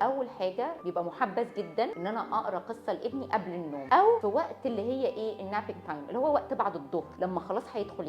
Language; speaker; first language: Arabic; native; Arabic